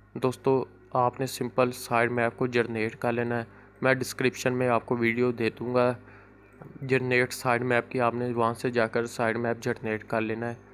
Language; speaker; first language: Urdu; non-native, local second language; Punjabi